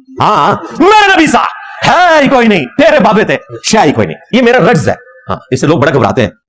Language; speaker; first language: Urdu; non-native, local second language; Punjabi